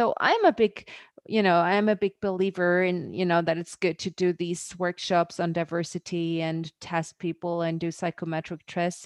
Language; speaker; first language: English; non-native, fluent; German